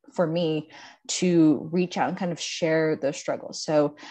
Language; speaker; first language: English; native; English